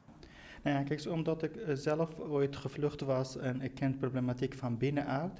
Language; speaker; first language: Dutch; non-native, fluent; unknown